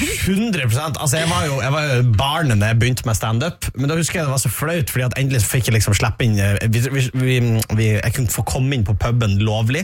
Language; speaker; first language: Norwegian; native; Norwegian